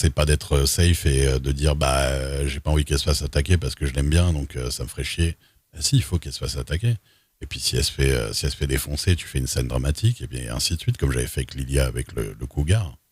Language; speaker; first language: French; native; French